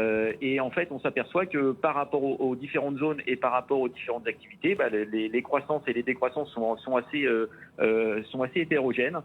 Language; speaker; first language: French; native; French